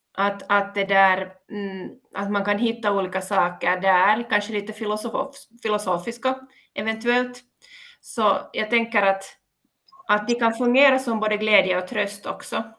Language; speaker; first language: Swedish; native; Swedish